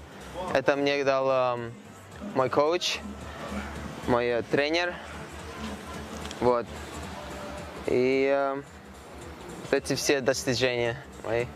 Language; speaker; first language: Russian; non-native, local second language; Karachay-Balkar